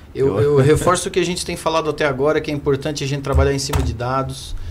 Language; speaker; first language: Portuguese; non-native, fluent; German